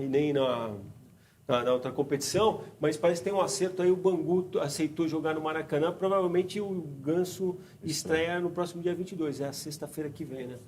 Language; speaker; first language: Portuguese; native; Portuguese